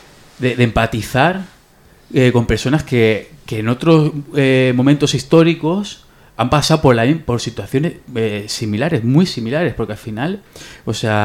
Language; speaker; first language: Spanish; native; Spanish